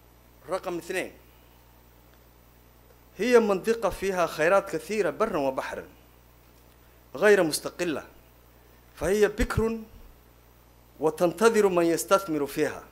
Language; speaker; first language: Arabic; non-native, local second language; Somali